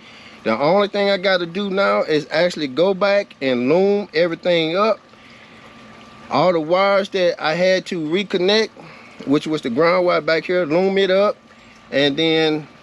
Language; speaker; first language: English; native; English